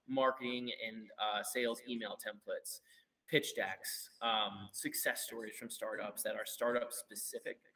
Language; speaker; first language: English; native; English